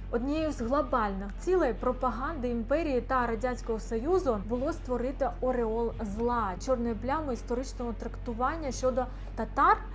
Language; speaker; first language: Ukrainian; non-native, local second language; Crimean Tatar